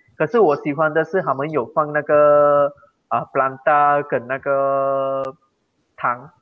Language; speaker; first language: Chinese; non-native, local second language; Tamil